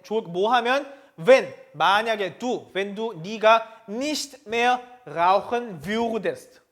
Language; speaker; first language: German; non-native, fluent; Korean